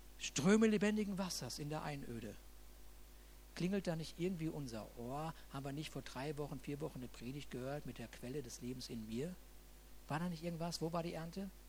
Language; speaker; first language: German; native; German